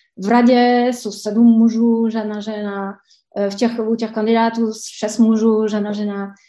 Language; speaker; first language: Czech; non-native, fluent; French